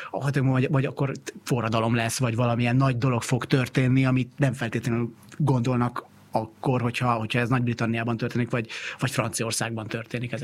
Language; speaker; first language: Hungarian; native; Hungarian